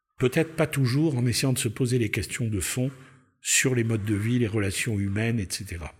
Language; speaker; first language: French; native; French